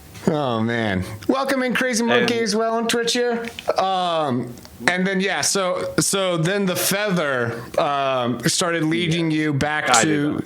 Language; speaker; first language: English; native; English